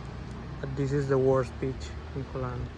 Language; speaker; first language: English; non-native, learner; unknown